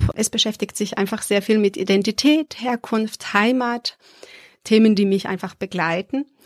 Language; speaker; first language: German; early bilingual, other home language; Serbian